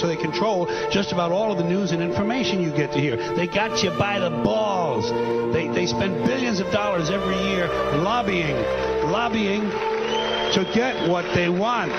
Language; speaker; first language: English; native; English